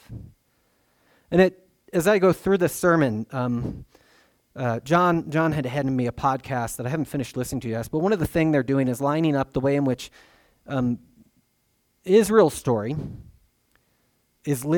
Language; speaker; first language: English; native; English